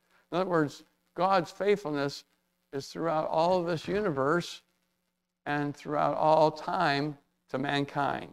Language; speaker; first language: English; native; English